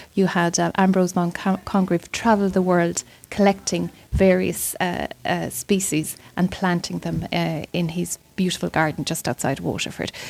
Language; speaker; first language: English; native; English